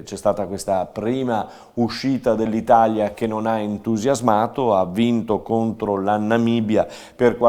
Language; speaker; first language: Italian; native; Italian